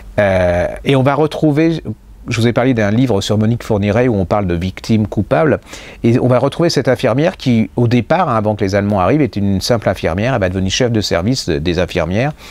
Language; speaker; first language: French; native; French